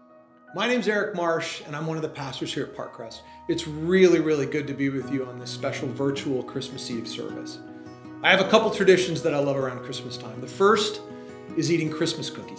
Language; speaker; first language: English; native; English